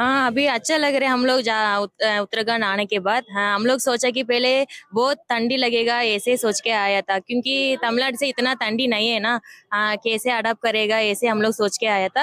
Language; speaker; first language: Hindi; non-native, local second language; Tamil